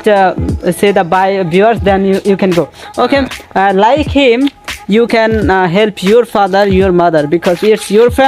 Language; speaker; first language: English; non-native, learner; Bangla